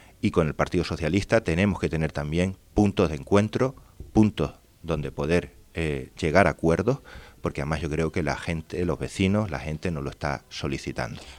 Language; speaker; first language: Spanish; native; Spanish